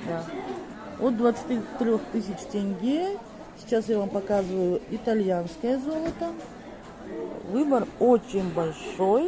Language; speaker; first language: Russian; native; Russian